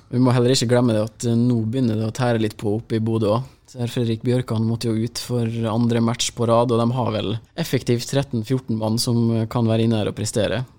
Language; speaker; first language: Norwegian; native; Norwegian